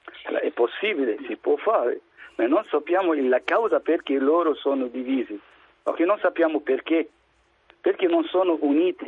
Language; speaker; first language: Italian; non-native, fluent; Arabic